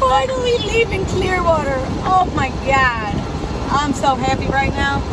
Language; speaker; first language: English; native; English